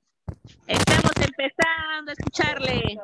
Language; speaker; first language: Spanish; native; Spanish